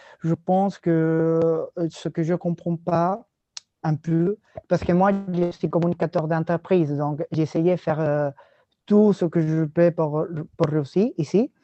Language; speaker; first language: French; non-native, learner; Spanish